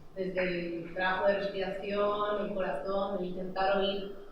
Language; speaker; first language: Spanish; non-native, local second language; Catalan